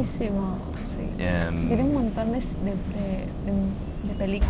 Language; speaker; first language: Spanish; non-native, fluent; English